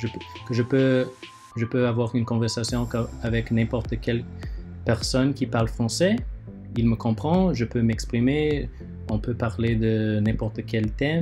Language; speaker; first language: French; early bilingual, other home language; Chinese